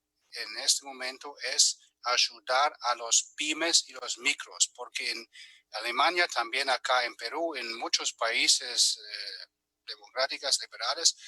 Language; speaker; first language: Spanish; non-native, fluent; German